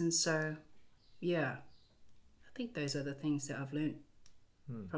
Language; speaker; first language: English; native; English